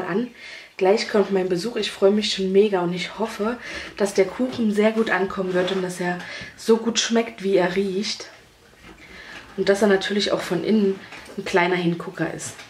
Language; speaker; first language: German; native; German